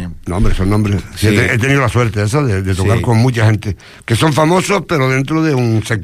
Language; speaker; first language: Spanish; native; Spanish